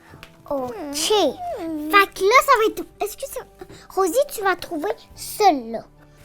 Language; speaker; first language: French; native; French